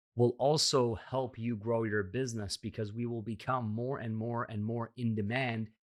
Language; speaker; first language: English; early bilingual, heritage; Hungarian